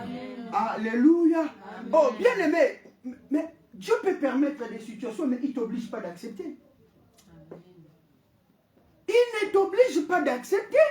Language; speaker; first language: French; non-native, local second language; Lingala